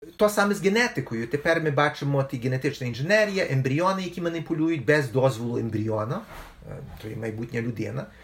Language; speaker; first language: Ukrainian; early bilingual, heritage; Ukrainian